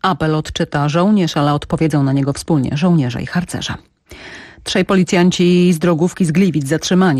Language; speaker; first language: Polish; native; Polish